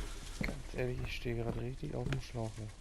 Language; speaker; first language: German; native; German